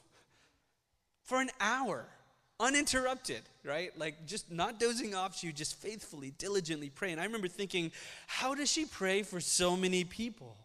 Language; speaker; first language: English; native; English